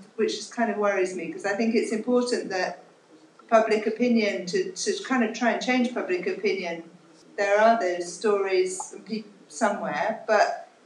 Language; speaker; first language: English; native; English